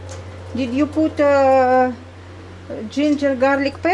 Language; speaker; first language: English; non-native, learner; Russian